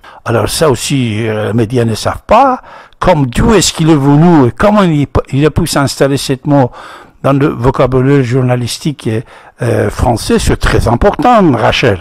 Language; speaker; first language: French; non-native, fluent; Persian